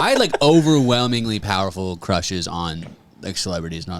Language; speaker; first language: English; native; English